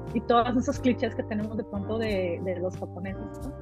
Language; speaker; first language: Spanish; native; Spanish